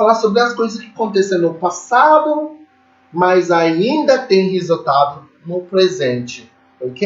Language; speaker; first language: Portuguese; non-native, fluent; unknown